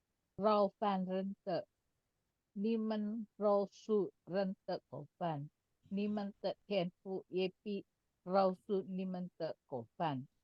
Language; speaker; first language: Chinese; non-native, learner; Indonesian